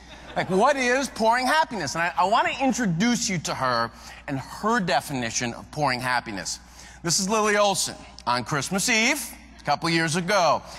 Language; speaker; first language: English; native; English